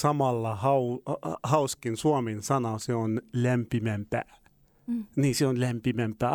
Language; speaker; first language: Finnish; non-native, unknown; Arabic